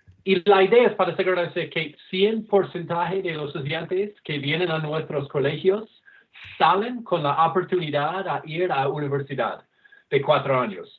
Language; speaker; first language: Spanish; non-native, fluent; English